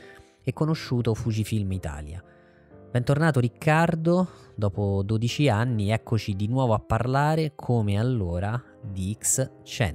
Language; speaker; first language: Italian; native; Italian